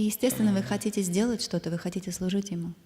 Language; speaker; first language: Russian; native; Russian